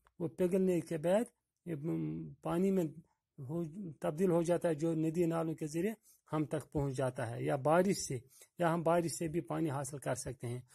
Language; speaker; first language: Urdu; non-native, local second language; Kashmiri